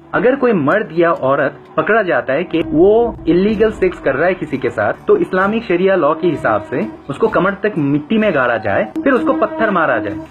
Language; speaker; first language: Hindi; non-native, fluent; Bangla